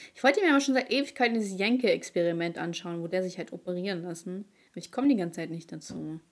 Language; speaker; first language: German; early bilingual, other home language; Ukrainian